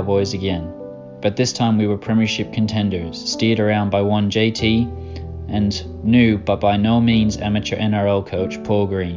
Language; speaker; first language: English; native; English